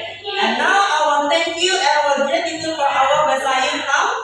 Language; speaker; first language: English; non-native, learner; Indonesian